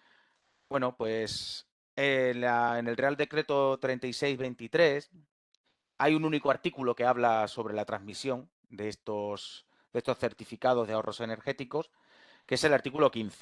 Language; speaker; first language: Spanish; native; Spanish